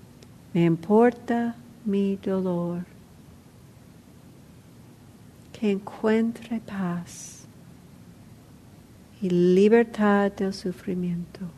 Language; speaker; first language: Spanish; non-native, fluent; English